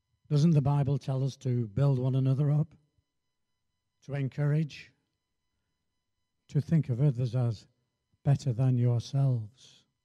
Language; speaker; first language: English; native; English